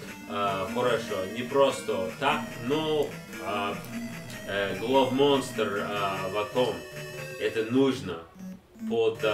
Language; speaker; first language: Russian; non-native, learner; English